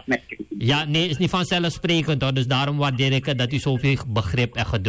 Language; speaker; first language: Dutch; native; Dutch